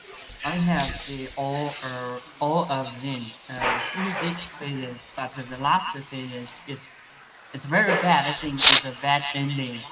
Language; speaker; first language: English; non-native, learner; Chinese